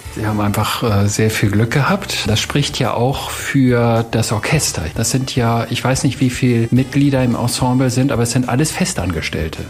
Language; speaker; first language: German; native; German